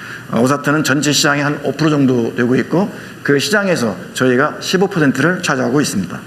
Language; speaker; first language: Korean; native; Korean